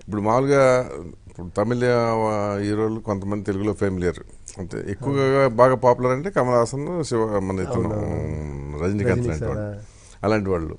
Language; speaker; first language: Telugu; native; Telugu